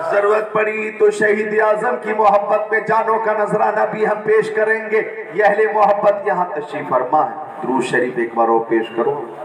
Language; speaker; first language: Urdu; native; Urdu